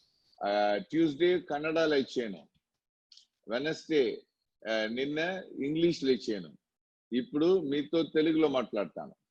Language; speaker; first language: Telugu; non-native, local second language; Tamil